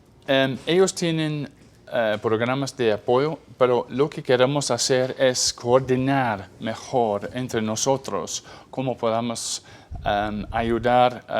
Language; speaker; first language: Spanish; non-native, fluent; English